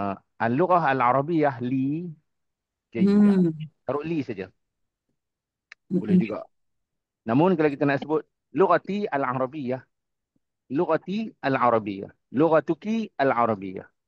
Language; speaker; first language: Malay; native; Malay